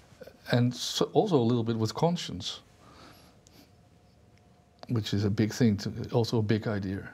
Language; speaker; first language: English; non-native, fluent; Dutch